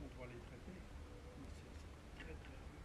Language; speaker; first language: French; non-native, fluent; Dutch